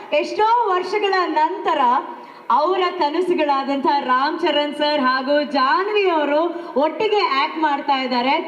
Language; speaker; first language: Kannada; native; Kannada